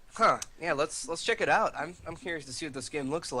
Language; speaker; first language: English; native; English